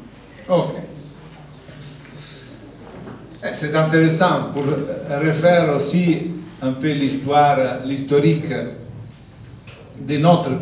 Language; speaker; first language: French; non-native, fluent; Italian